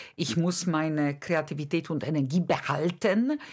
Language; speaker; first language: German; non-native, fluent; Polish